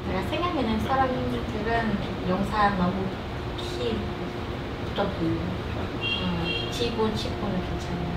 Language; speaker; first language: Korean; non-native, learner; Vietnamese